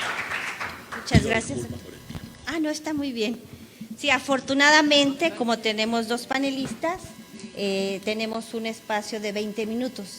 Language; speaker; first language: Spanish; native; Spanish